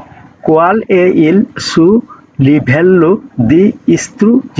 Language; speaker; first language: Italian; non-native, learner; Bangla